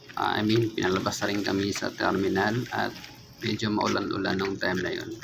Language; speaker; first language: Filipino; native; Filipino